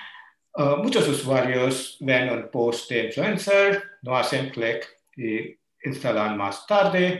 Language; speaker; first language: Spanish; non-native, learner; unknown